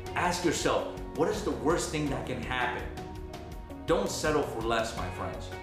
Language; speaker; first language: English; native; English